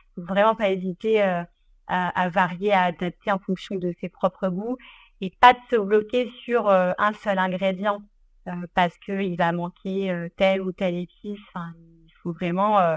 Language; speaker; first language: French; native; French